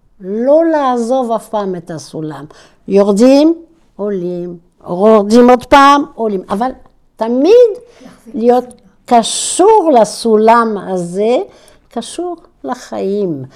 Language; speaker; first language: Hebrew; non-native, fluent; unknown